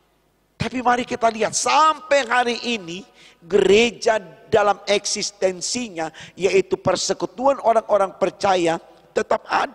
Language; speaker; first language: Indonesian; native; Indonesian